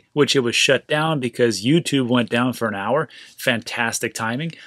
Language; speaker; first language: English; native; English